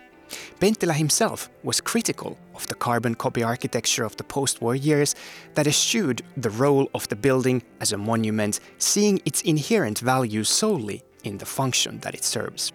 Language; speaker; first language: English; non-native, fluent; Finnish